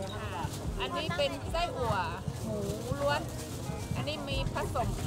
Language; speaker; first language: Thai; native; Thai